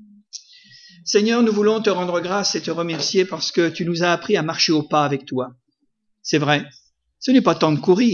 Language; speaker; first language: French; native; French